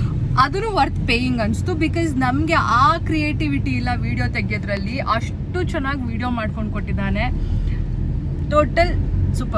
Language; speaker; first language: Kannada; native; Kannada